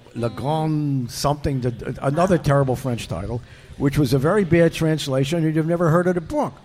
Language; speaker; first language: English; native; English